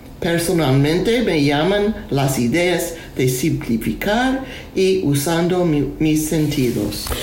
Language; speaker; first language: Spanish; non-native, learner; English